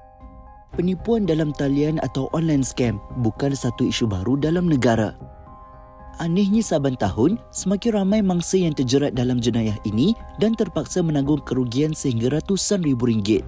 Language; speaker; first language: Malay; native; Malay